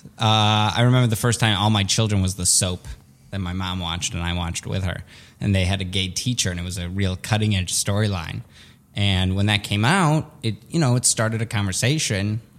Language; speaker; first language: English; early bilingual, other home language; Russian